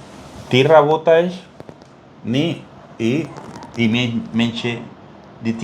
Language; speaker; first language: Russian; non-native, fluent; Spanish